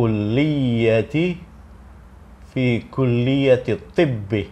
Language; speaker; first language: Arabic; non-native, fluent; Indonesian